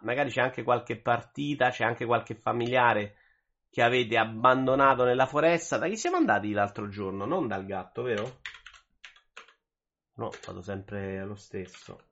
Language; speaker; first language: Italian; native; Italian